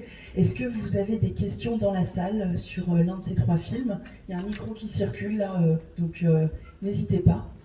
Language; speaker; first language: French; native; French